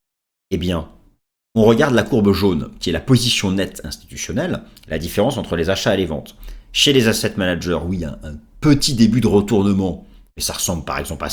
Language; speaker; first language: French; native; French